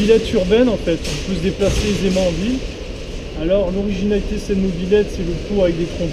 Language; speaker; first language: French; native; French